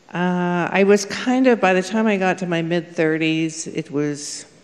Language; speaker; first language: English; native; English